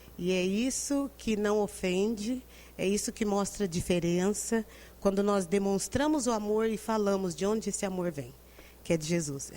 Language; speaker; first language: Portuguese; native; Portuguese